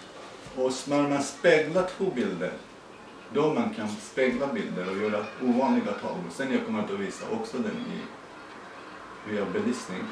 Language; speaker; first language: Swedish; non-native, learner; Persian